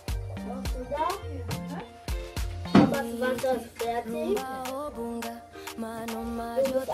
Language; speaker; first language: German; early bilingual, other home language; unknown